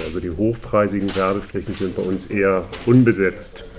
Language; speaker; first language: German; native; German